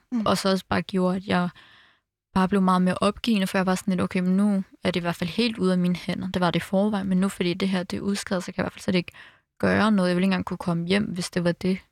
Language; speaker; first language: Danish; early bilingual, other home language; Arabic